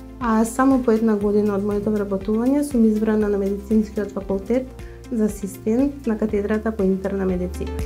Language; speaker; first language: Macedonian; early bilingual, other home language; Croatian